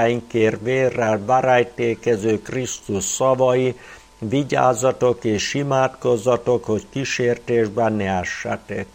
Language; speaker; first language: Hungarian; native; Hungarian